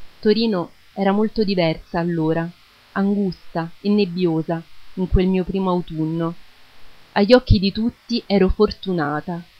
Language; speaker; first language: Italian; early bilingual, other home language; German